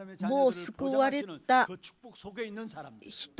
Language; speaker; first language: Japanese; non-native, fluent; Korean